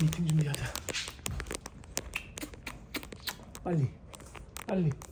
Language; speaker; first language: Korean; non-native, learner; French